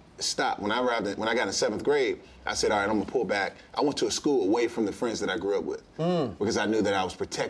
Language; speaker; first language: English; native; English